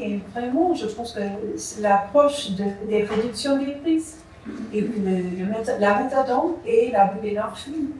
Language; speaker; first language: French; non-native, fluent; English